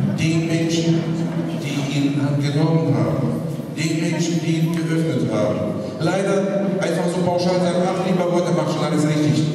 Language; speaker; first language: German; non-native, fluent; Russian